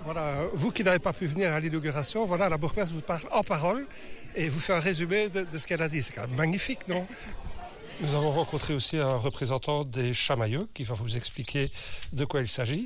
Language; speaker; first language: French; native; French